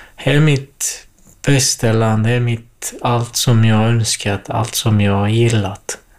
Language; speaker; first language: Swedish; non-native, fluent; Central Kurdish